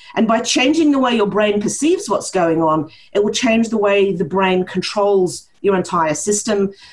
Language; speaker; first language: English; early bilingual, heritage; Norwegian